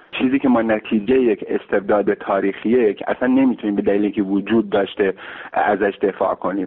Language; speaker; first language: Persian; non-native, local second language; Kurdish